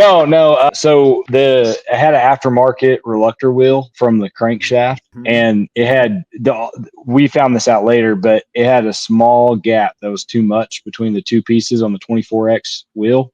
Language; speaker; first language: English; native; English